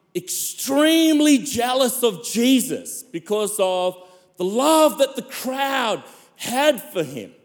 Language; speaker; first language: English; native; English